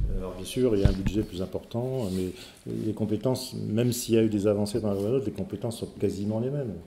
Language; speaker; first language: French; native; French